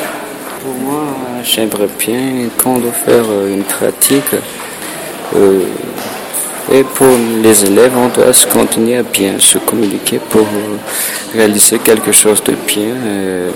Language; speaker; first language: French; non-native, learner; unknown